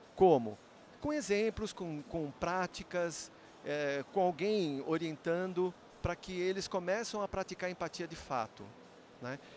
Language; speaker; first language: Portuguese; native; Portuguese